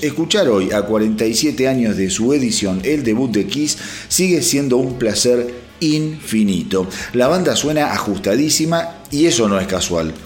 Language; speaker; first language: Spanish; native; Spanish